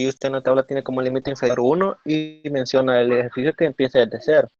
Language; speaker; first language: Spanish; native; Spanish